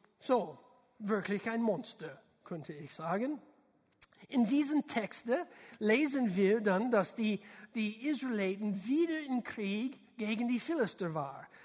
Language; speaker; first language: German; non-native, fluent; English